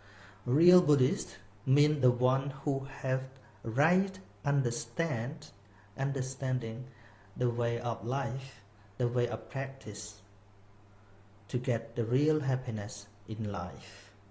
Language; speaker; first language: English; non-native, fluent; Khmer